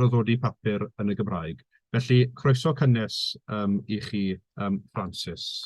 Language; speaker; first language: Welsh; native; Welsh